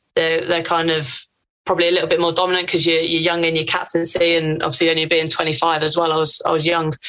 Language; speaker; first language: English; native; English